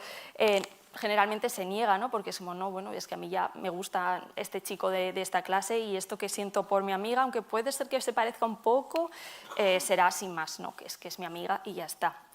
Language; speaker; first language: Spanish; native; Spanish